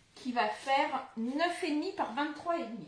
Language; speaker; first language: French; native; French